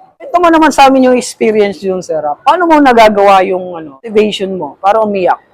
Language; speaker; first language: Filipino; native; Filipino